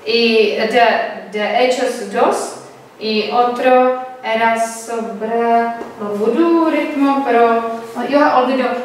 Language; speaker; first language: Spanish; non-native, learner; Czech